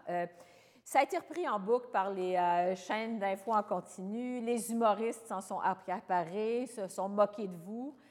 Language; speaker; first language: French; native; French